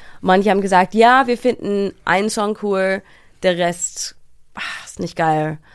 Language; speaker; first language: German; early bilingual, heritage; English